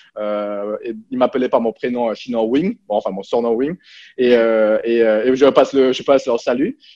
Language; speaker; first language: French; early bilingual, other home language; Cantonese